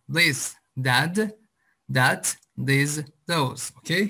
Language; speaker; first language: English; non-native, fluent; Azerbaijani